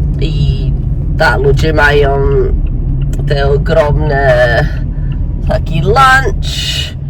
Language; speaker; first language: Polish; early bilingual, heritage; English